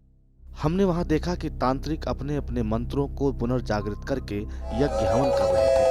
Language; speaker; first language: Hindi; native; Hindi